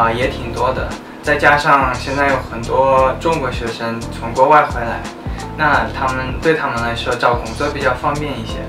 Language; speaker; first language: Chinese; non-native, fluent; Russian